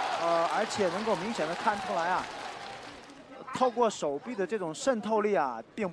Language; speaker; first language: Chinese; native; Chinese